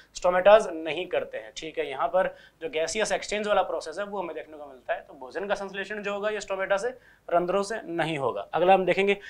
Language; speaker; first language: Hindi; native; Hindi